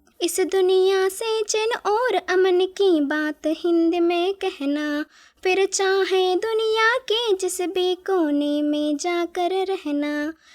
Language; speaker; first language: Hindi; non-native, local second language; Telugu